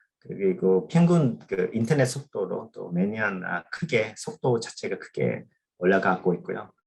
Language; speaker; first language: Korean; non-native, fluent; Vietnamese